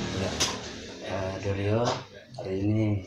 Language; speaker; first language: Indonesian; native; Indonesian